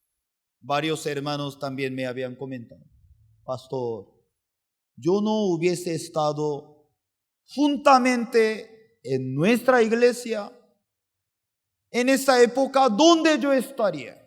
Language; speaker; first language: Spanish; non-native, fluent; Korean